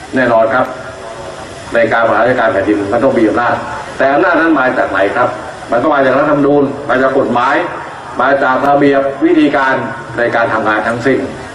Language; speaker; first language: Thai; native; Thai